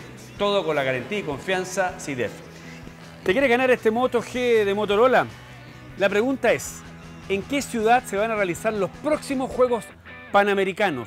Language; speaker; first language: Spanish; native; Spanish